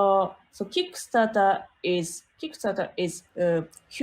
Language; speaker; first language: English; non-native, learner; Japanese